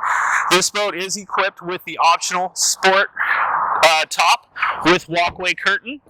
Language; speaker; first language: English; native; English